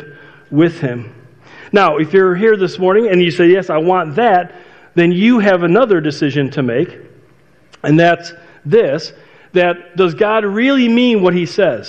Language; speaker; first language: English; native; English